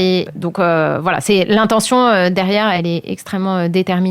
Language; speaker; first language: French; native; French